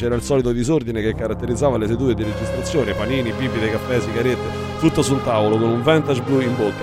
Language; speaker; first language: Italian; native; Italian